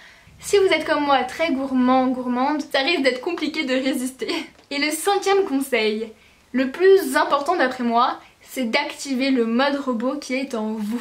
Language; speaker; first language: French; native; French